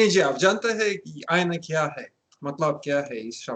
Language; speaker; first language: Hindi; non-native, learner; Russian